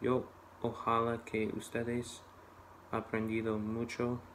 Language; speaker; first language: Spanish; non-native, learner; English